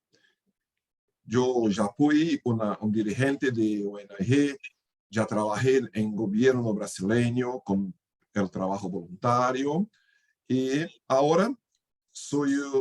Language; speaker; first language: Spanish; non-native, fluent; Portuguese